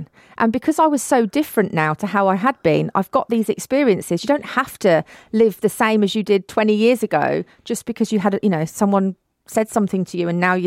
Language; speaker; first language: English; native; English